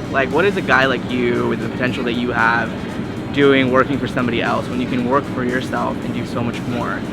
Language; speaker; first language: English; native; English